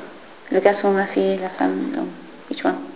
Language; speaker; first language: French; non-native, fluent; English